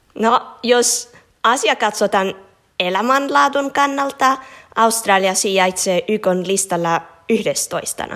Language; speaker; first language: Finnish; non-native, fluent; Italian